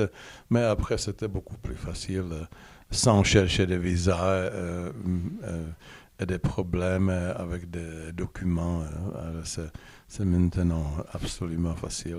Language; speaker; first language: French; non-native, learner; Czech